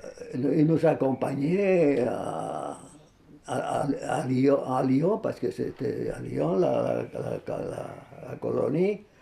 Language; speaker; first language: French; non-native, fluent; Spanish